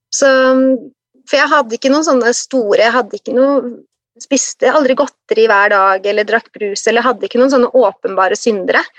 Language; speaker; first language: Norwegian; native; Norwegian